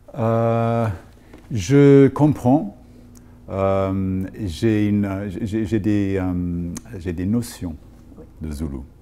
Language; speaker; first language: French; non-native, fluent; English